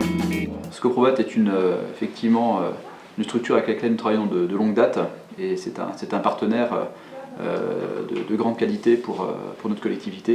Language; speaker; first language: French; native; French